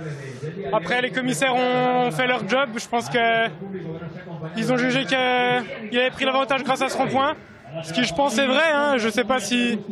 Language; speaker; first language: French; native; French